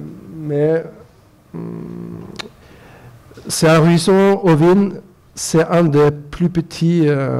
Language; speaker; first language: French; non-native, fluent; Norwegian